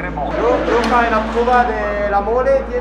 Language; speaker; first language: Italian; non-native, learner; French